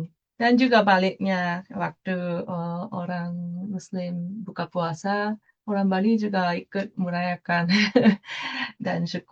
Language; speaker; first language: Indonesian; non-native, fluent; Japanese